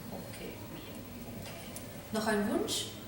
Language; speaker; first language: German; non-native, learner; Spanish